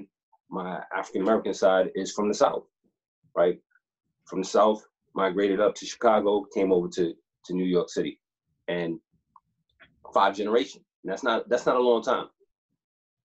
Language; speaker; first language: English; native; English